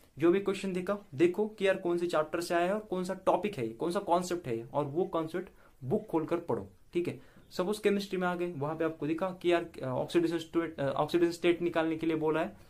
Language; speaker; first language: Hindi; non-native, local second language; Marathi